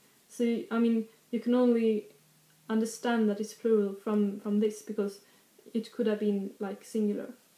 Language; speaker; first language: English; non-native, fluent; Swedish